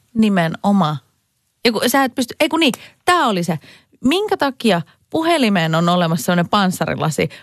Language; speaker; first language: Finnish; native; Finnish